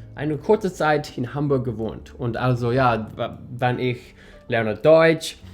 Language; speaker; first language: German; non-native, learner; English